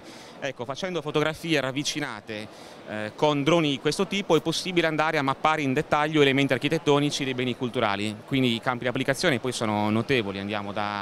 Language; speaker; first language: Italian; native; Italian